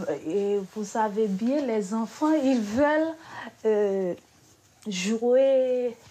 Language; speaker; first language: French; non-native, local second language; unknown